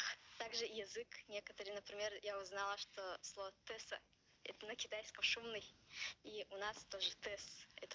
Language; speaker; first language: Russian; non-native, local second language; Yakut